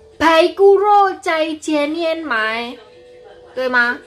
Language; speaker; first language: Chinese; non-native, learner; Indonesian